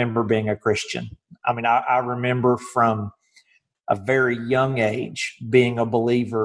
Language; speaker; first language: English; native; English